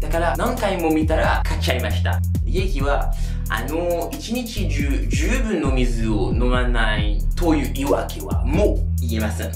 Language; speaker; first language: Japanese; non-native, fluent; French